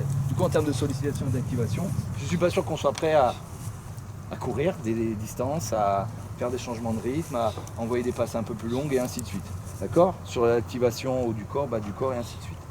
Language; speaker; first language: French; native; French